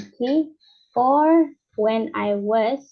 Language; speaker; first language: English; non-native, learner; Indonesian